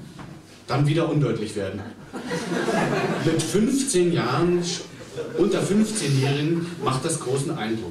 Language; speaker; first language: German; native; German